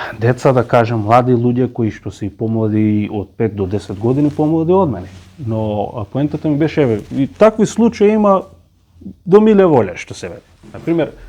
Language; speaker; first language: Macedonian; non-native, local second language; Romany